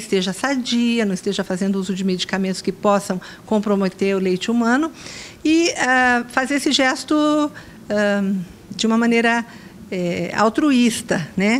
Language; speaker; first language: Portuguese; native; Portuguese